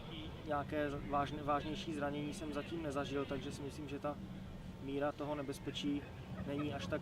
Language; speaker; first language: Czech; native; Czech